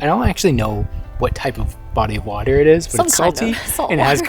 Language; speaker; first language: English; native; English